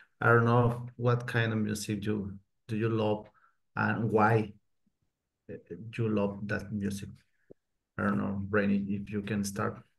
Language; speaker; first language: English; non-native, learner; Spanish